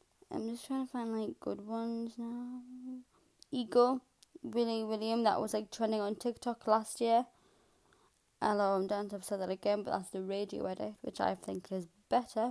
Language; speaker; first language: English; native; English